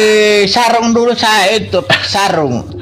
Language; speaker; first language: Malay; non-native, local second language; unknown